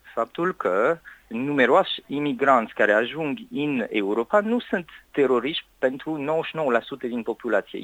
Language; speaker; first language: Romanian; non-native, fluent; French